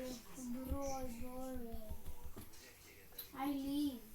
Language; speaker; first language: English; non-native, learner; Greek